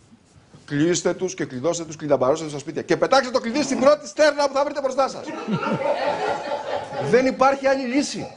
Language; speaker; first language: Greek; native; Greek